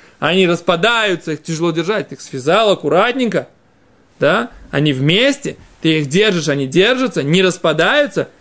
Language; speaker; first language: Russian; native; Russian